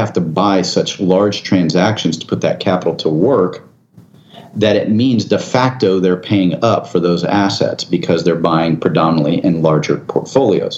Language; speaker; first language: English; native; English